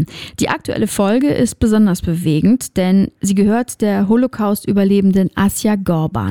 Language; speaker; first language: German; native; German